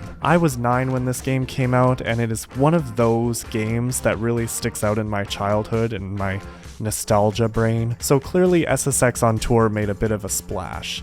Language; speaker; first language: English; native; English